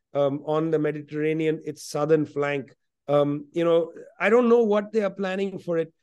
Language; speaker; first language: English; non-native, local second language; Punjabi